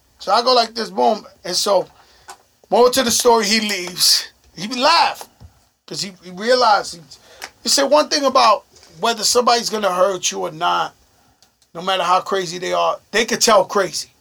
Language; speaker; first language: English; early bilingual, other home language; Spanish